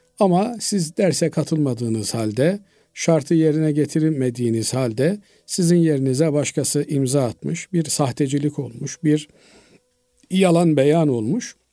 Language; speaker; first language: Turkish; native; Turkish